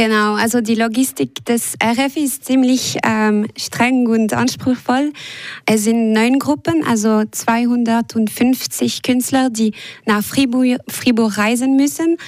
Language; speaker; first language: German; non-native, local second language; French